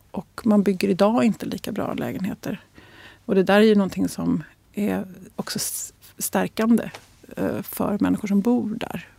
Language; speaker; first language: Swedish; native; Swedish